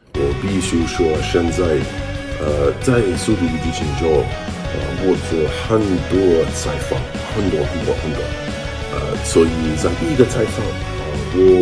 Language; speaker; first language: Chinese; non-native, learner; English